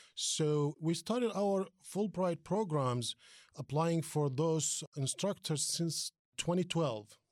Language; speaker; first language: English; non-native, fluent; Arabic